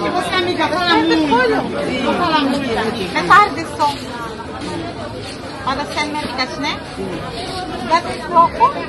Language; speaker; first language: Portuguese; non-native, learner; Filipino